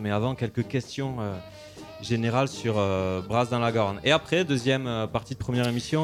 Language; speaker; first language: French; native; French